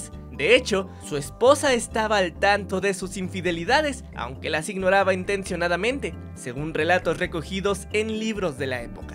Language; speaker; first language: Spanish; native; Spanish